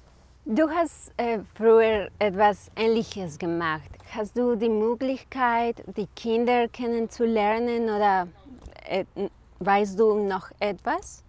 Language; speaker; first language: German; non-native, fluent; Spanish